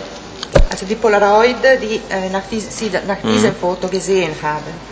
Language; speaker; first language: German; non-native, fluent; Italian